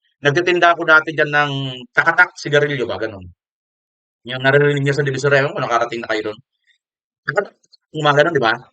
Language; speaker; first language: Filipino; non-native, local second language; Waray